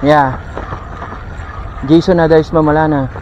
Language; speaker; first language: Arabic; non-native, learner; Filipino